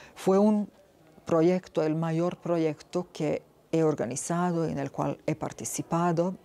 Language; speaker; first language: Spanish; non-native, fluent; Serbian